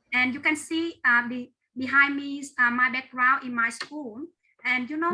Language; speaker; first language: English; non-native, learner; Vietnamese